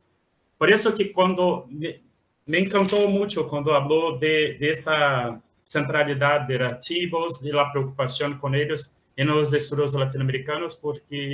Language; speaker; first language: Spanish; non-native, fluent; Portuguese